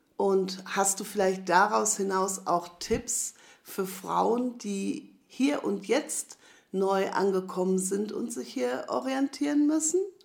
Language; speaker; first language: German; native; German